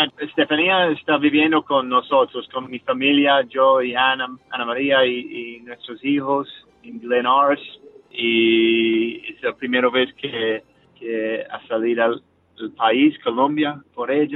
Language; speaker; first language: Spanish; non-native, learner; English